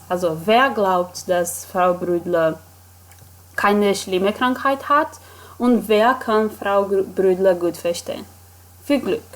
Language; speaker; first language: German; non-native, fluent; Portuguese